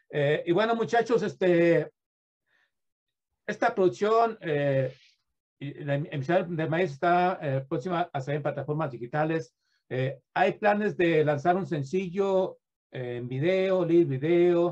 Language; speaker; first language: Spanish; native; Spanish